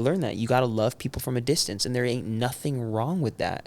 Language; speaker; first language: English; native; English